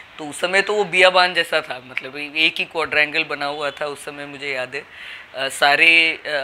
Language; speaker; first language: Hindi; native; Hindi